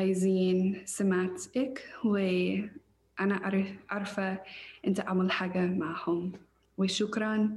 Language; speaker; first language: Arabic; non-native, learner; English